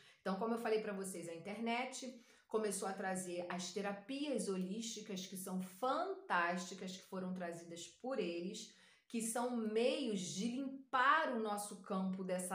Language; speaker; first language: Portuguese; native; Portuguese